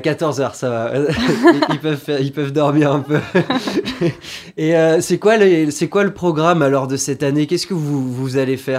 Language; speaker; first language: French; native; French